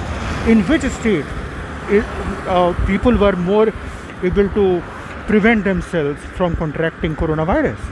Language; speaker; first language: English; non-native, local second language; Hindi